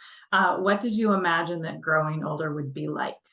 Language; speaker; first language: English; native; English